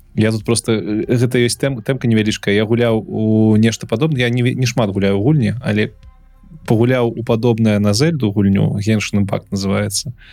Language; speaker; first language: Belarusian; non-native, local second language; Russian